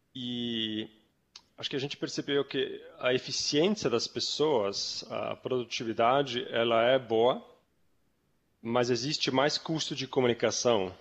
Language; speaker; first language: Portuguese; non-native, fluent; German